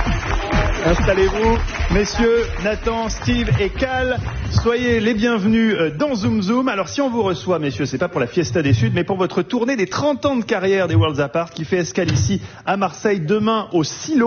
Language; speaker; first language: French; native; French